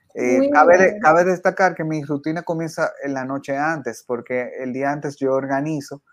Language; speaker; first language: Spanish; native; Spanish